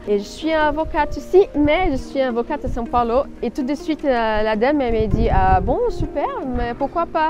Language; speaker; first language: French; non-native, fluent; Portuguese